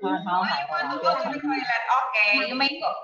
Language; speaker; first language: English; non-native, learner; Indonesian